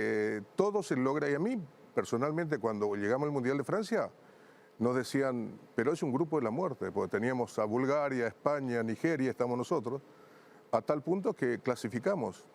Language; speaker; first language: Spanish; native; Spanish